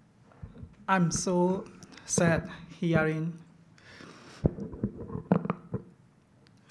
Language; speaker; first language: English; non-native, fluent; Burmese